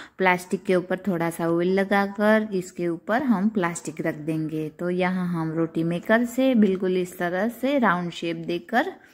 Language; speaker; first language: Hindi; non-native, local second language; Gujarati